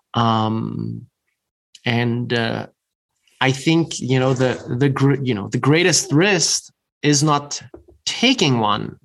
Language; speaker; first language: English; non-native, fluent; German